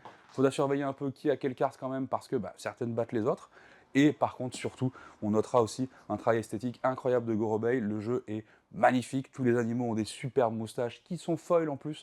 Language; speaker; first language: French; native; French